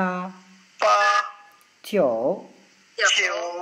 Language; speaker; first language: Chinese; non-native, learner; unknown